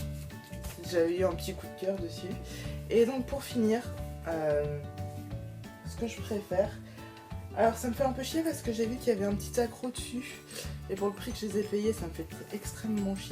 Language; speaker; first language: French; native; French